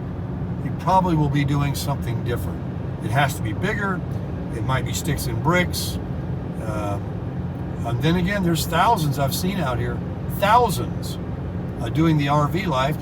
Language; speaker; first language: English; native; English